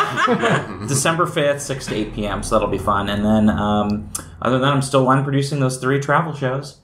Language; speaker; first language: English; native; English